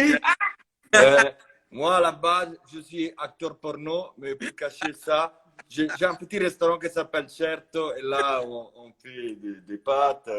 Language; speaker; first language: French; non-native, fluent; Italian